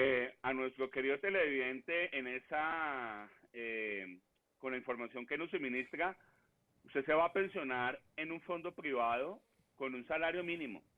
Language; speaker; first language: Spanish; native; Spanish